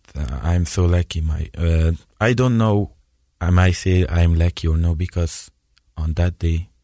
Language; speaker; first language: English; non-native, fluent; Persian